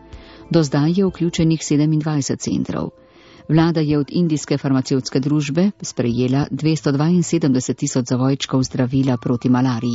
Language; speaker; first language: Slovenian; native; Slovenian